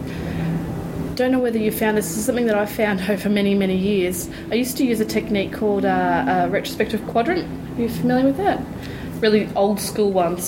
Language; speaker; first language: English; native; English